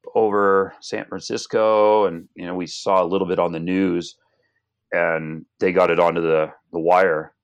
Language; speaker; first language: English; native; English